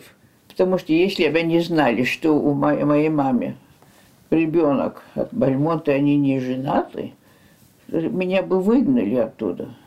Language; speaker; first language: Russian; early bilingual, heritage; French